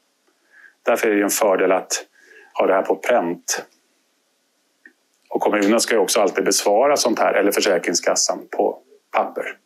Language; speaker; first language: Swedish; native; Swedish